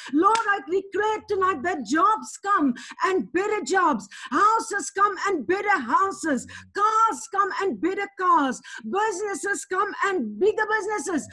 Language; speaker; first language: English; non-native, local second language; Afrikaans